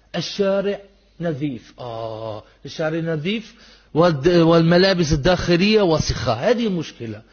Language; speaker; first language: Arabic; non-native, fluent; German